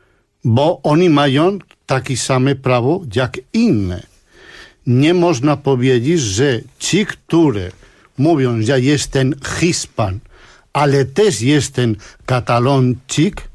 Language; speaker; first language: Polish; non-native, fluent; Spanish